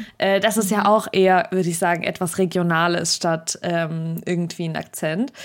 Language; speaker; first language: German; early bilingual, other home language; Russian